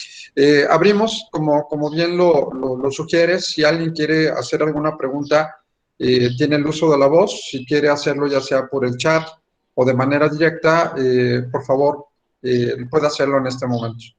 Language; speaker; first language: Spanish; native; Spanish